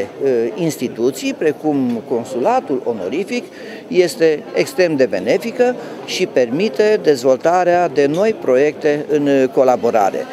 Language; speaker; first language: Romanian; native; Romanian